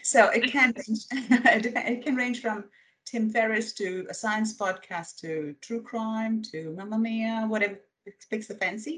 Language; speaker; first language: English; non-native, local second language; Hindi